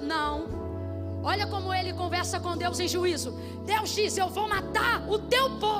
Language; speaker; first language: Portuguese; native; Portuguese